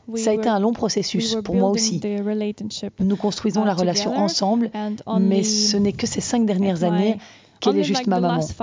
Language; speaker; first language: French; non-native, fluent; Ukrainian